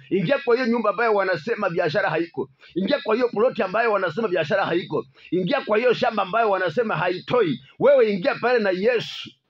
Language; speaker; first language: Swahili; non-native, local second language; Luyia